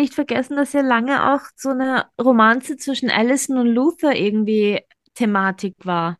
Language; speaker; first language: German; native; German